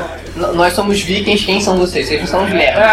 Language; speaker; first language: Portuguese; native; Portuguese